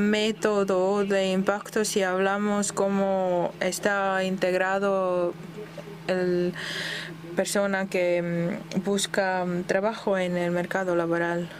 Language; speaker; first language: Spanish; non-native, fluent; German